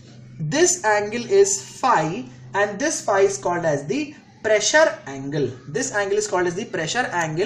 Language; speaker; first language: English; non-native, local second language; Hindi